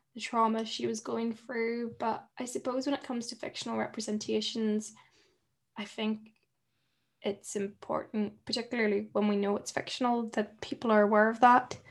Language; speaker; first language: English; native; English